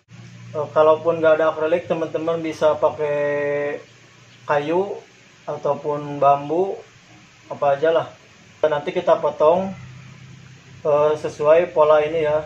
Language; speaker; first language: Indonesian; native; Indonesian